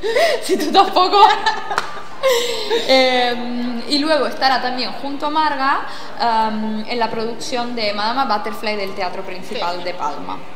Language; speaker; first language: Spanish; non-native, fluent; Italian